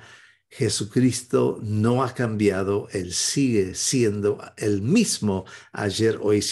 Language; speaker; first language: Spanish; non-native, fluent; English